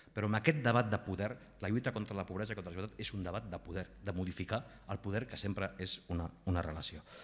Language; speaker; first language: Catalan; non-native, local second language; Spanish